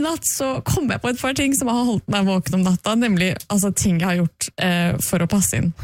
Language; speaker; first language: Norwegian; native; Norwegian